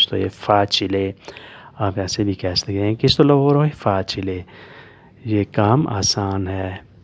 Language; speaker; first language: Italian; non-native, learner; Urdu